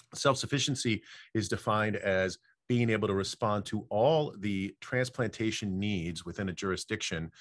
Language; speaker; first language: English; native; English